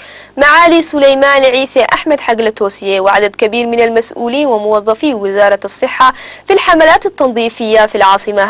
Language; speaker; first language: Arabic; non-native, local second language; Somali